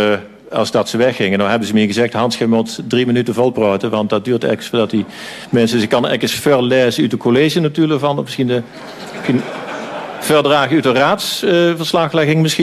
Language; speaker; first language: Dutch; native; Dutch